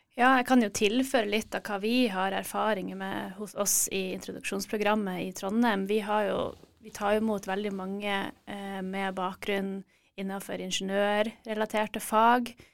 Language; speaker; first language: Norwegian; native; Norwegian